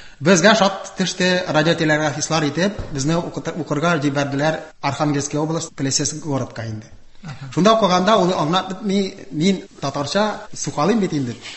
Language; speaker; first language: Tatar; non-native, local second language; Udmurt